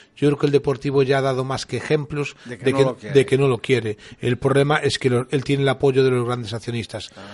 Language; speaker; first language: Spanish; native; Spanish